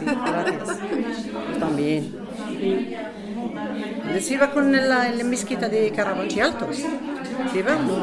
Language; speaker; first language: Spanish; non-native, learner; Berber languages